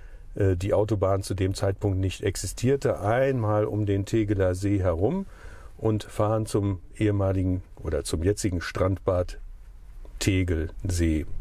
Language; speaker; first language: German; native; German